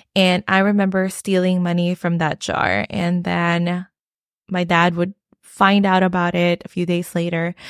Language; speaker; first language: English; non-native, local second language; Filipino